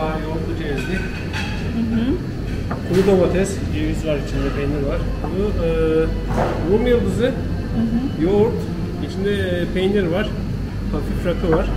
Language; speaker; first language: Turkish; native; Turkish